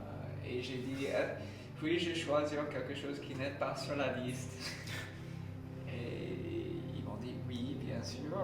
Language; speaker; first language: French; non-native, fluent; English